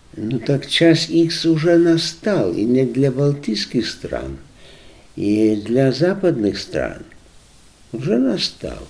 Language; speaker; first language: Russian; non-native, local second language; Lithuanian